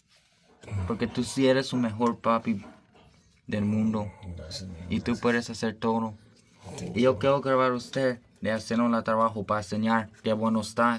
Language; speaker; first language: Spanish; early bilingual, heritage; Spanish